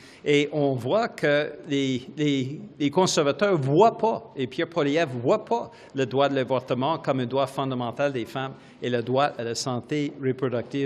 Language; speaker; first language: French; non-native, fluent; English